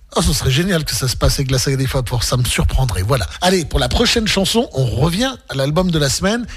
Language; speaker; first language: French; native; French